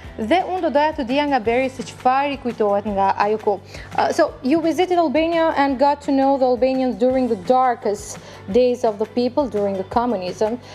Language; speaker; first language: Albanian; native; Albanian